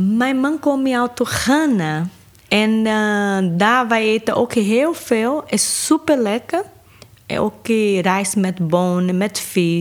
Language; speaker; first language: Dutch; non-native, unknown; Portuguese